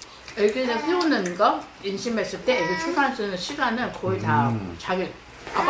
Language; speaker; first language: Korean; non-native, fluent; Chinese